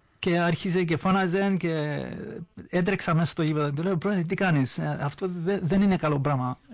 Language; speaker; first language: Greek; early bilingual, heritage; Greek